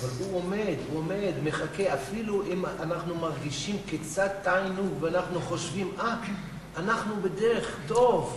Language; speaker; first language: Hebrew; non-native, fluent; English